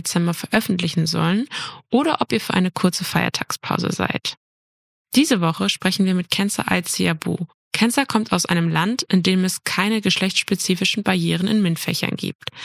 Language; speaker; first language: German; native; German